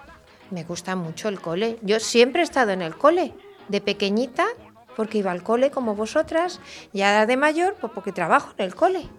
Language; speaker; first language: Spanish; native; Spanish